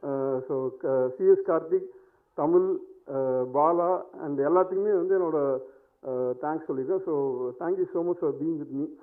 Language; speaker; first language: Tamil; native; Tamil